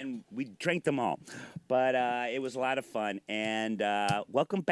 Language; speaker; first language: English; native; English